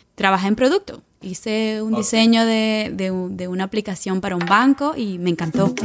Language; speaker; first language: Spanish; native; Spanish